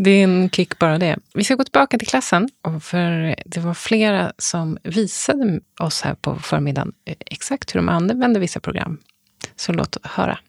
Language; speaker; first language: Swedish; native; Swedish